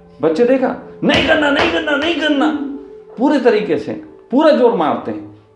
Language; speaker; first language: Hindi; native; Hindi